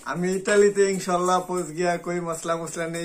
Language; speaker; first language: Hindi; non-native, learner; Bangla